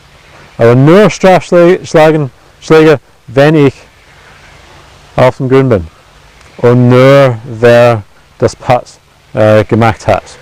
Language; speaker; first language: German; non-native, fluent; English